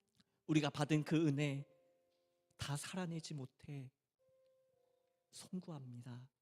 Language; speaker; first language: Korean; native; Korean